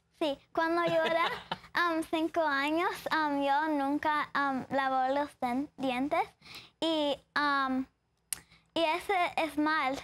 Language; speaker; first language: Spanish; early bilingual, heritage; English